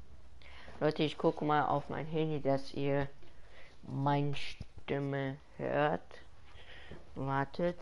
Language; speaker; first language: German; early bilingual, other home language; Persian